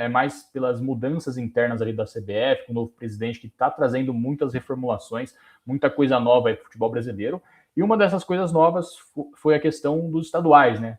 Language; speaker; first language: Portuguese; native; Portuguese